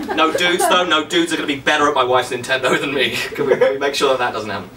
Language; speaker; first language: English; native; English